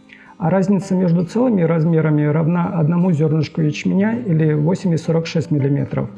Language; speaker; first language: Russian; native; Russian